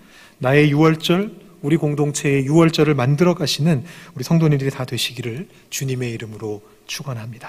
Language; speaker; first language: Korean; native; Korean